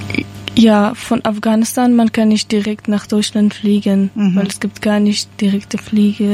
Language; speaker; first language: German; non-native, learner; Persian